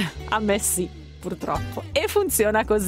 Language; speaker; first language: Italian; native; Italian